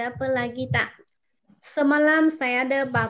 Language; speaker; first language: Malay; non-native, fluent; Vietnamese